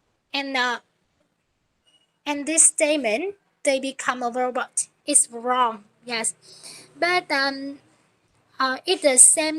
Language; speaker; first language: English; non-native, learner; Vietnamese